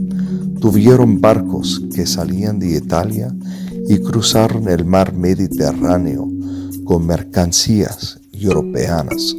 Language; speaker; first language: Spanish; non-native, fluent; English